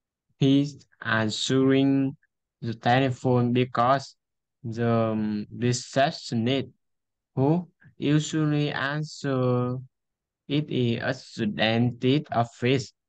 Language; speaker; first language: English; non-native, learner; Vietnamese